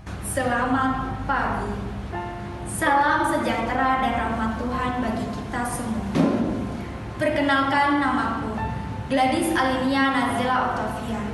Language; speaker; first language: Indonesian; native; Indonesian